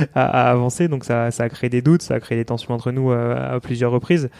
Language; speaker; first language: French; native; French